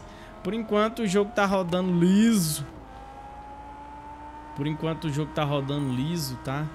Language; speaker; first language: Portuguese; native; Portuguese